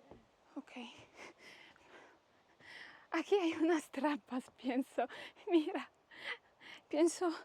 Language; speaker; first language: Spanish; non-native, learner; Polish